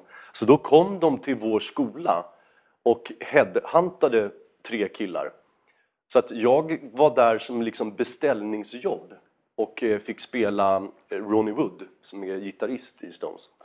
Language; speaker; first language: Swedish; native; Swedish